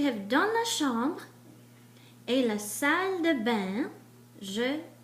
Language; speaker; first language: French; non-native, fluent; English